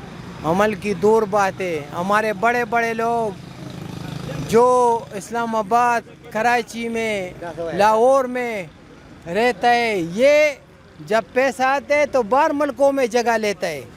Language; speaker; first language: Hindi; non-native, local second language; Pashto